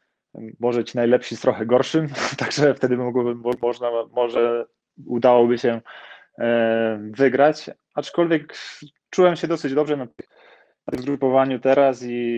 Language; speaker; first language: Polish; native; Polish